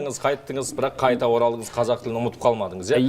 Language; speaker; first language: Kazakh; native; Kazakh